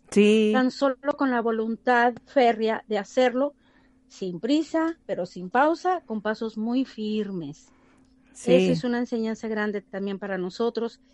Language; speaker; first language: Spanish; native; Spanish